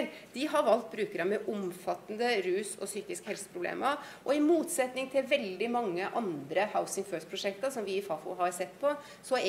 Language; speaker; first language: Norwegian; native; Norwegian